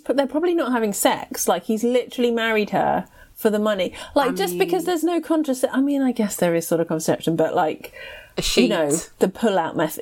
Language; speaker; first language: English; native; English